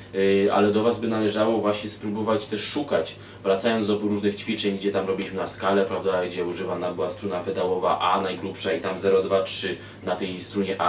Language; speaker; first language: Polish; native; Polish